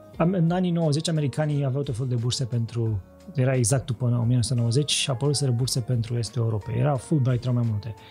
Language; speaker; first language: Romanian; native; Romanian